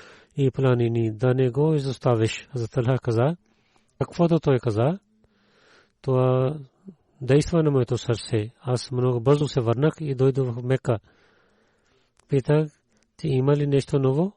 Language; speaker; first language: Bulgarian; non-native, learner; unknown